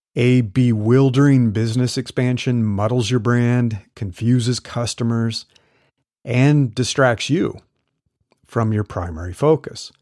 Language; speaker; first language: English; native; English